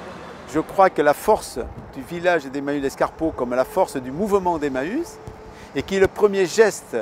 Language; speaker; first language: French; native; French